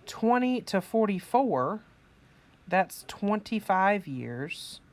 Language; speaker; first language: English; native; English